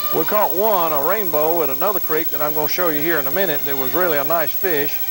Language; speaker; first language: English; native; English